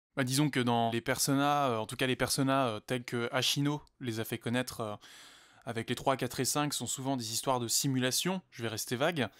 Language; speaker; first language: French; native; French